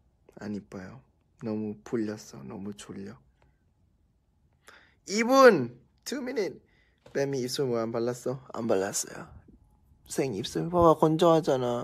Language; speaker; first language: Korean; non-native, fluent; Thai